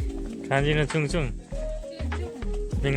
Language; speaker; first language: Japanese; non-native, learner; Nepali